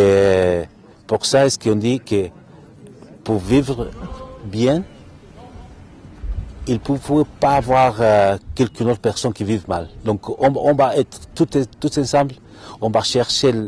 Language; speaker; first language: French; non-native, fluent; Spanish